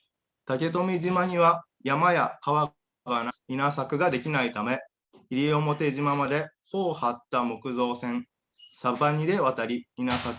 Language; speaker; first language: Japanese; native; Japanese